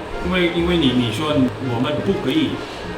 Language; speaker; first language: Chinese; non-native, learner; Vietnamese